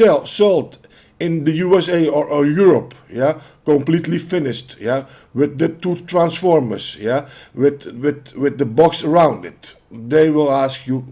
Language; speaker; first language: English; non-native, fluent; Dutch